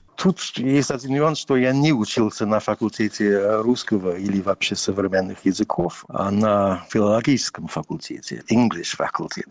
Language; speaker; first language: Russian; non-native, fluent; English